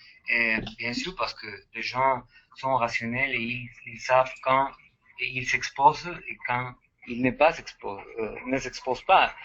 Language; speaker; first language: French; non-native, fluent; Spanish